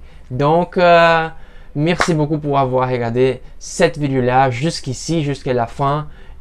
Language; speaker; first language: French; non-native, learner; Portuguese